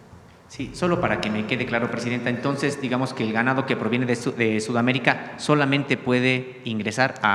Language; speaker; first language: Spanish; native; Spanish